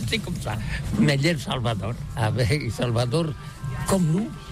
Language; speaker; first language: French; non-native, learner; Catalan